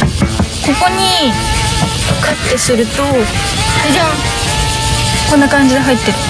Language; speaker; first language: Japanese; native; Japanese